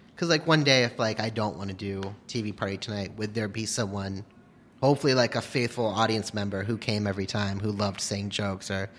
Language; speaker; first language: English; native; English